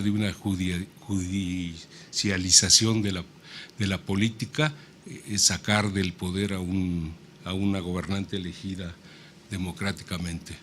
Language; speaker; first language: Spanish; native; Spanish